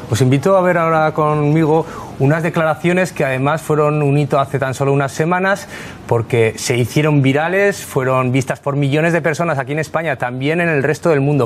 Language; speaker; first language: Spanish; native; Spanish